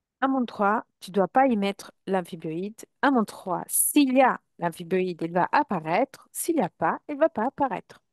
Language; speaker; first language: French; non-native, fluent; Italian